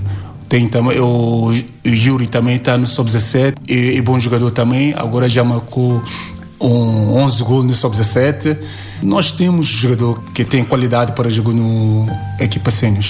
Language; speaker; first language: Portuguese; non-native, learner; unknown